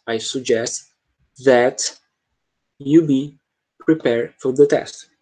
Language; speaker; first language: English; non-native, fluent; Portuguese